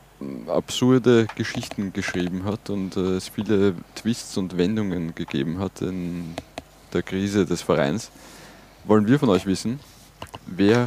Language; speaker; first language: German; native; German